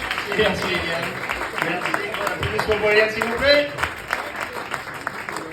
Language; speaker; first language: French; native; French